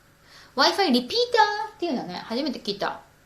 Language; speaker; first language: Japanese; native; Japanese